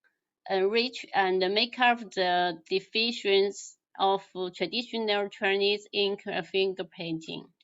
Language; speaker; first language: English; non-native, learner; Chinese